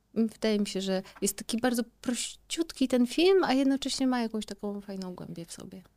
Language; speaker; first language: Polish; native; Polish